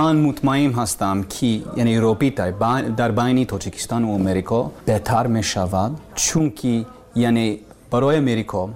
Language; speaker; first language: Persian; non-native, learner; English